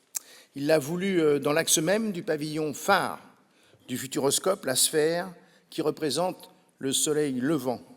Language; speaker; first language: French; native; French